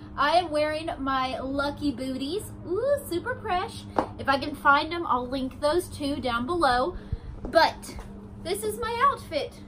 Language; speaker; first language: English; native; English